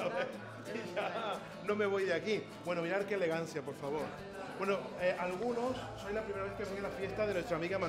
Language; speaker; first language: Spanish; native; Spanish